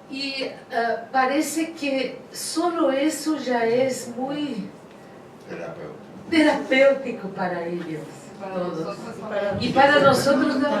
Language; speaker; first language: Spanish; non-native, fluent; Portuguese